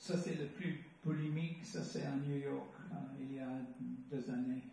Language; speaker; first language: French; non-native, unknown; English